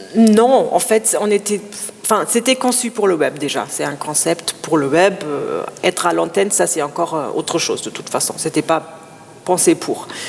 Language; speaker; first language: French; non-native, fluent; German